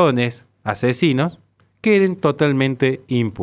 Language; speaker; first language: Spanish; native; Spanish